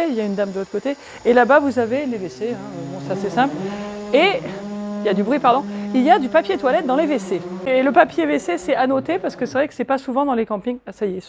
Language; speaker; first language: French; native; French